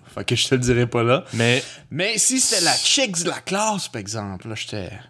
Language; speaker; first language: French; early bilingual, other home language; Spanish